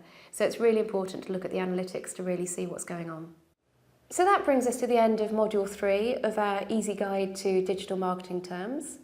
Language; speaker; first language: English; native; English